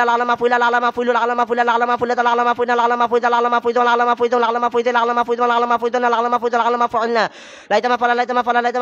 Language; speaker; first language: Arabic; non-native, learner; Bangla